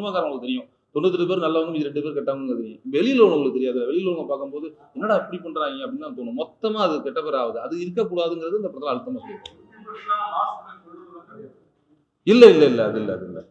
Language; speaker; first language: Tamil; native; Tamil